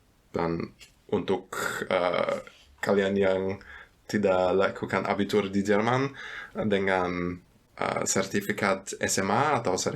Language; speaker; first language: Indonesian; non-native, fluent; German